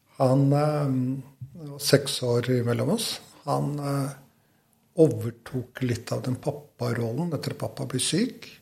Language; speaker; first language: Norwegian; non-native, fluent; Albanian